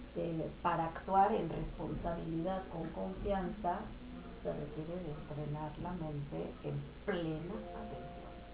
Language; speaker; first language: Spanish; native; Spanish